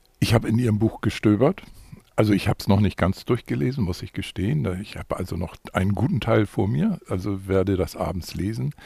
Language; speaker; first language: German; native; German